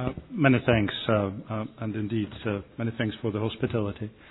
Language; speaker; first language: English; non-native, fluent; Czech